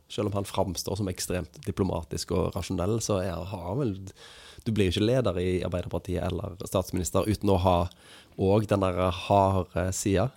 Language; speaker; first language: Norwegian; native; Norwegian